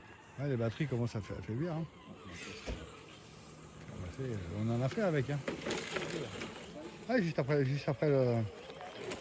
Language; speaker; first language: French; native; French